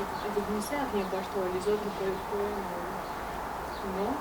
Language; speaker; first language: French; non-native, fluent; Russian